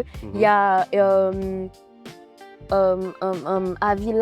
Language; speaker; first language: French; non-native, local second language; Haitian Creole